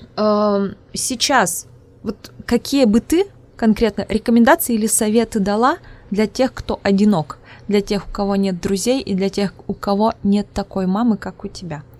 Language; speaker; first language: Russian; non-native, local second language; Udmurt